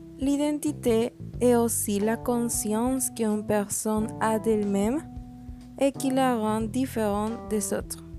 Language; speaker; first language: French; non-native, learner; Spanish